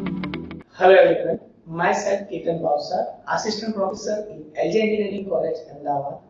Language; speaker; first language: English; non-native, local second language; Gujarati